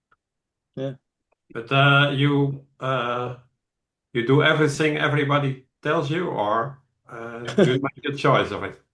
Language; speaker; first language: English; non-native, fluent; Dutch